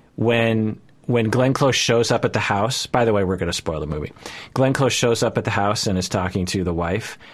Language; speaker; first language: English; native; English